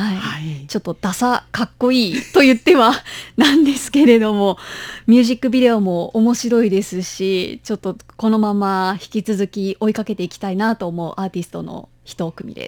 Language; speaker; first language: Japanese; native; Japanese